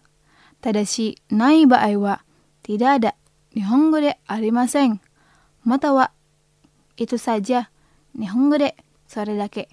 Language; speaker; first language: Japanese; non-native, fluent; Indonesian